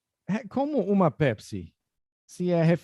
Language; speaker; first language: Portuguese; non-native, fluent; English